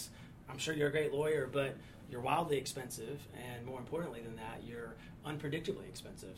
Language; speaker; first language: English; native; English